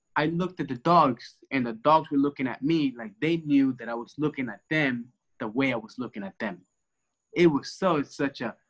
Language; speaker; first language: English; early bilingual, other home language; Spanish